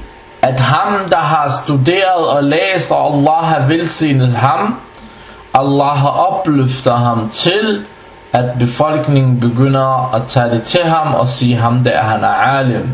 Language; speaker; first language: Danish; non-native, fluent; Arabic